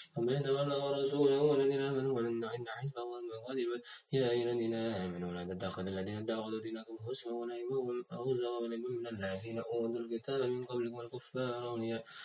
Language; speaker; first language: Arabic; non-native, learner; Indonesian